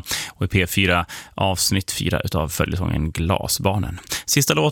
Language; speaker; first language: Swedish; native; Swedish